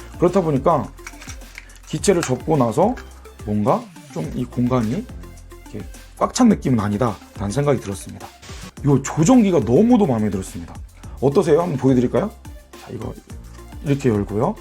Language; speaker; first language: Korean; native; Korean